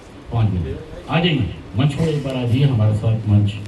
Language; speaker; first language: Hindi; native; Hindi